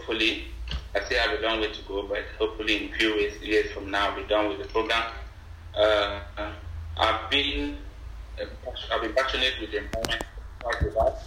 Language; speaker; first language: English; non-native, local second language; Ibibio